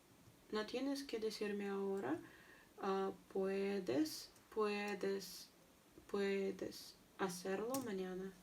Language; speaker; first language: Spanish; non-native, learner; Russian